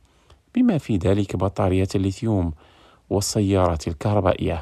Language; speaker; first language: Arabic; non-native, fluent; Indonesian